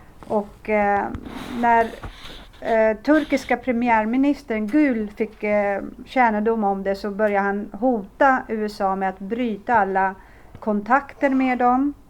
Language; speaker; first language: Swedish; early bilingual, other home language; Assyrian Neo-Aramaic